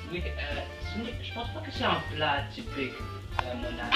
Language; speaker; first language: French; non-native, learner; English